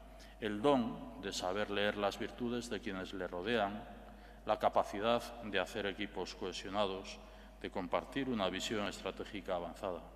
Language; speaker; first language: Spanish; native; Spanish